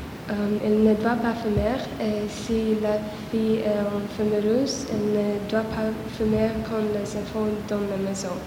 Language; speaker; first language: French; non-native, learner; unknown